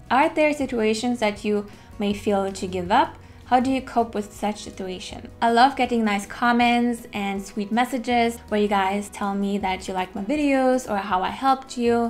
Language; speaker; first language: English; non-native, fluent; German